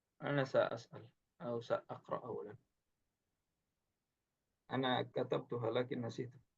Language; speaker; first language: Arabic; non-native, fluent; Indonesian